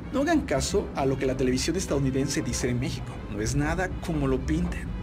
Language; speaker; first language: Spanish; native; Spanish